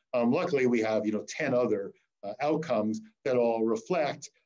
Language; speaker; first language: English; native; English